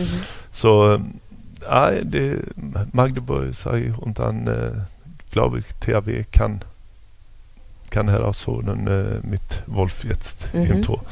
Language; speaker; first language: German; non-native, fluent; Swedish